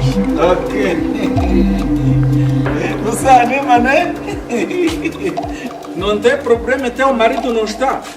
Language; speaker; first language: Portuguese; non-native, learner; Kinyarwanda